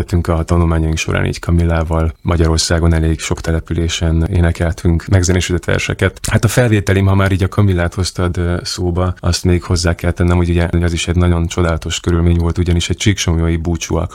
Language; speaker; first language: Hungarian; native; Hungarian